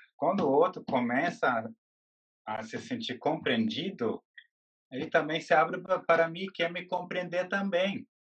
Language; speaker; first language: Portuguese; non-native, fluent; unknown